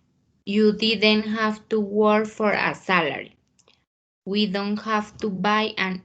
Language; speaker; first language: English; non-native, learner; Spanish